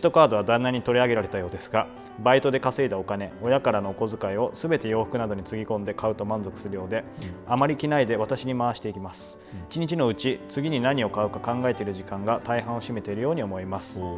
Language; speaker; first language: Japanese; native; Japanese